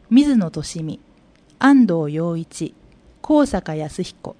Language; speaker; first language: Japanese; native; Japanese